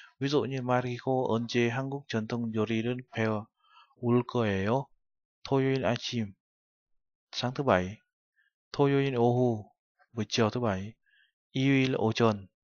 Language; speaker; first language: Korean; non-native, learner; Vietnamese